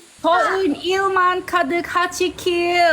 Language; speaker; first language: Korean; non-native, learner; Thai